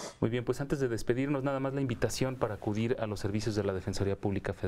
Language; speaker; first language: Spanish; native; Spanish